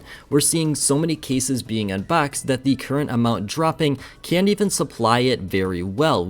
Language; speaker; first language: English; native; English